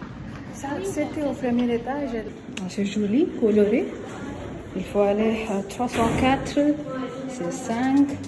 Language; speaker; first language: French; non-native, fluent; Hindi